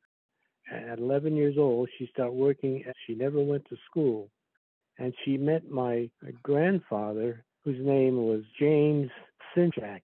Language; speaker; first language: English; early bilingual, other home language; Slovak